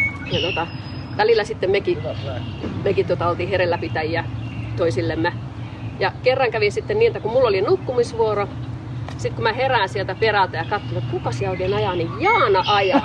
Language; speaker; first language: Finnish; native; Finnish